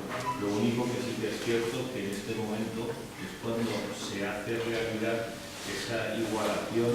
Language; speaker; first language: Spanish; native; Spanish